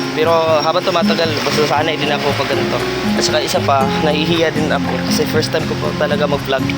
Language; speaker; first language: Filipino; non-native, local second language; Cebuano